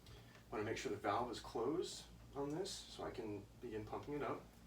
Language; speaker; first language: English; native; English